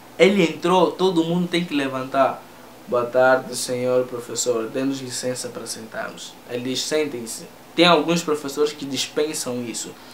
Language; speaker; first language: Portuguese; native; Portuguese